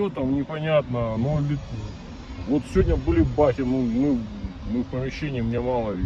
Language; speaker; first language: Russian; native; Russian